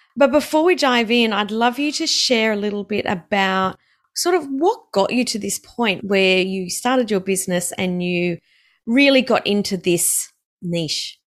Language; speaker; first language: English; native; English